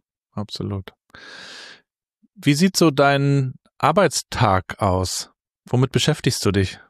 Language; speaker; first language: German; native; German